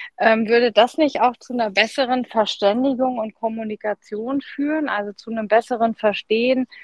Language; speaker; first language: German; native; German